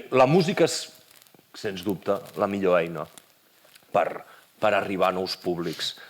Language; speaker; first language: Catalan; native; Catalan